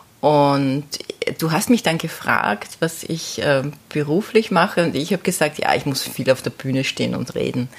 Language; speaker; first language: German; native; German